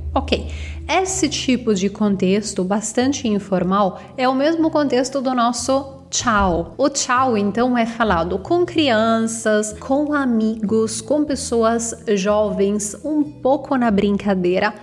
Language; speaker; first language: Portuguese; non-native, fluent; Italian